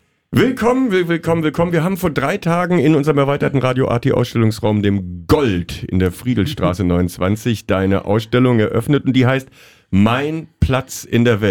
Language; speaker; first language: German; native; German